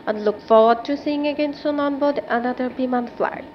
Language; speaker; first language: English; non-native, local second language; Bangla